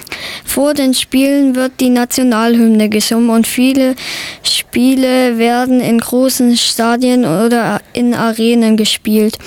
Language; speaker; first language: German; native; German